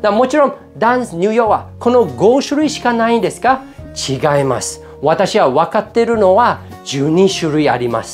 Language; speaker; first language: Japanese; non-native, fluent; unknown